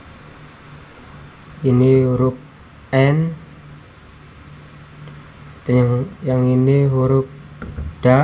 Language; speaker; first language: Indonesian; non-native, local second language; Javanese